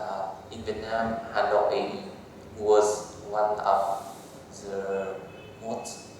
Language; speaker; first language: English; non-native, learner; Vietnamese